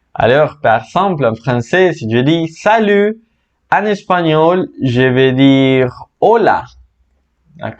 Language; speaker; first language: French; non-native, fluent; Spanish